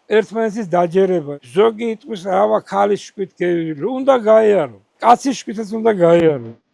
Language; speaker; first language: Georgian; native; Georgian